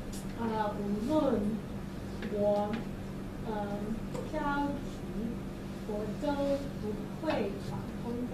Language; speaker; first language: Chinese; non-native, learner; English